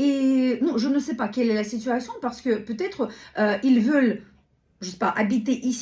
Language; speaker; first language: French; non-native, learner; Russian